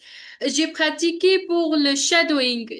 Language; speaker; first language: French; non-native, learner; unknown